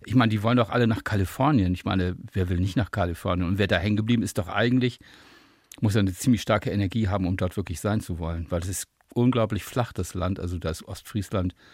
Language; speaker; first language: German; native; German